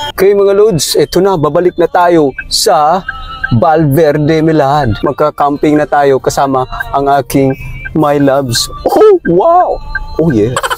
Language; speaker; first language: Filipino; non-native, local second language; Cebuano